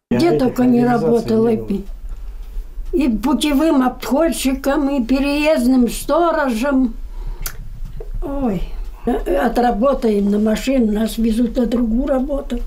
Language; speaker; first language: Russian; native; Russian